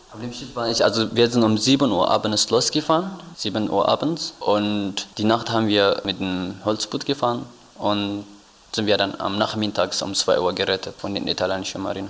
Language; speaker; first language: German; non-native, learner; Tigrinya